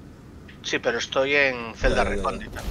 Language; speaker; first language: Spanish; native; Spanish